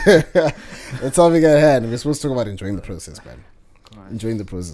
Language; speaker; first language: English; non-native, local second language; Bemba